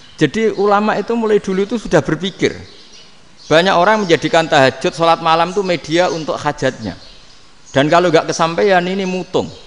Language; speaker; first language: Indonesian; non-native, local second language; Javanese